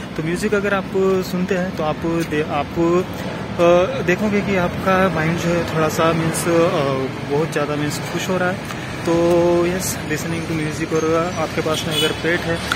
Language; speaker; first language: Hindi; non-native, local second language; Marathi